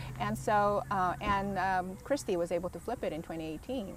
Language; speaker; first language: English; early bilingual, other home language; Korean